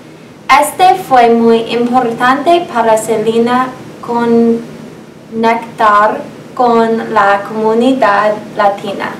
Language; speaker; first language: Spanish; non-native, learner; English